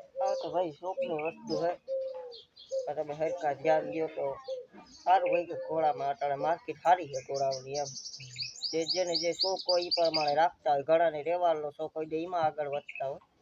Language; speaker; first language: Gujarati; native; Gujarati